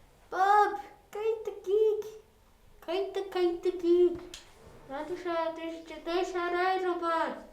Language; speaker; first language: Welsh; non-native, local second language; English